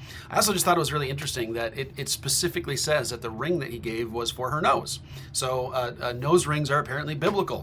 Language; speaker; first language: English; native; English